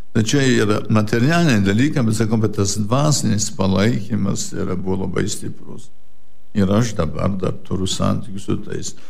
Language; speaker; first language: Lithuanian; early bilingual, heritage; Lithuanian